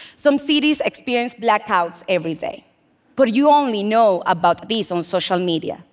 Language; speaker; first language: English; non-native, fluent; Spanish